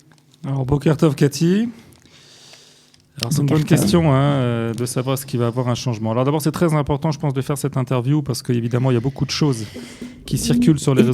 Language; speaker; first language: French; native; French